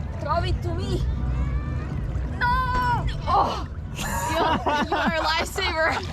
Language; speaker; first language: English; non-native, fluent; Slovak